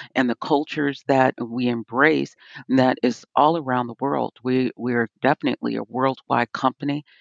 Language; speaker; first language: English; native; English